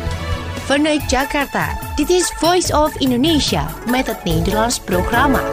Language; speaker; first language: Dutch; non-native, fluent; Indonesian